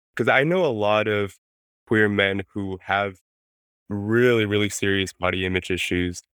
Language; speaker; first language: English; non-native, fluent; Spanish